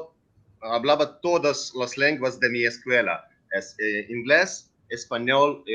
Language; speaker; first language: Spanish; non-native, learner; Ukrainian